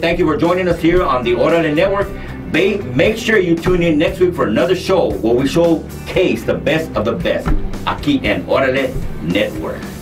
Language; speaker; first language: English; early bilingual, other home language; Spanish